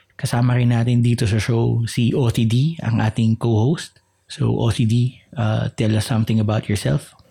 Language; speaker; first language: Filipino; native; Filipino